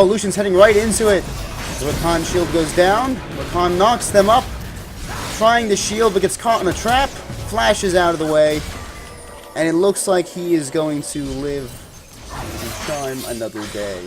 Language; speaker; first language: English; native; English